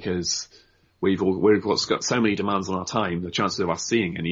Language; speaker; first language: English; native; English